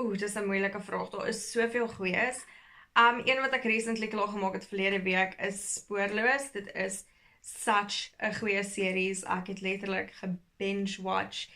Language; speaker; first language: Afrikaans; early bilingual, heritage; Afrikaans